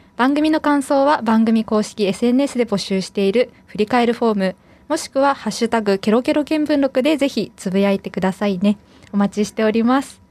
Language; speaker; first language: Japanese; native; Japanese